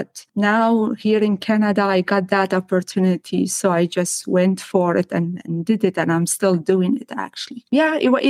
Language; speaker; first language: English; non-native, fluent; Arabic